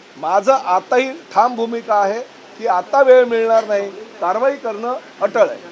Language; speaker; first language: Marathi; native; Marathi